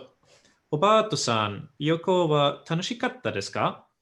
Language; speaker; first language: Japanese; non-native, fluent; English